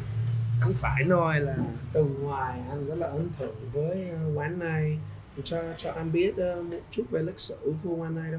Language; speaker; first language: Vietnamese; non-native, learner; English